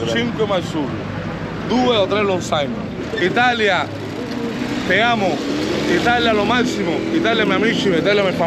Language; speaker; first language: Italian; non-native, learner; Spanish